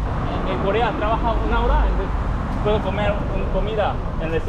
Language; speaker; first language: Spanish; non-native, learner; Korean